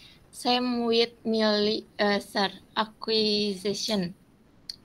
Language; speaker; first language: English; non-native, learner; Indonesian